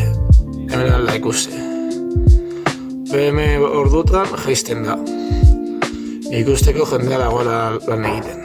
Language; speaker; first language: Basque; non-native, local second language; Spanish